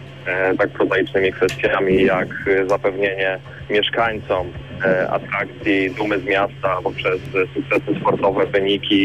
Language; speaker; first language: Polish; native; Polish